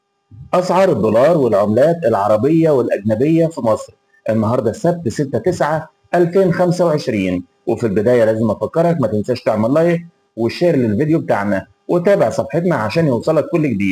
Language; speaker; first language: Arabic; native; Arabic